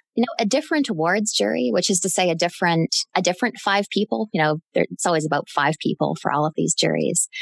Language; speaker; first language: English; native; English